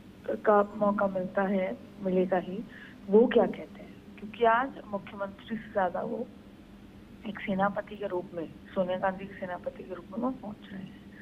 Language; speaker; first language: Hindi; native; Hindi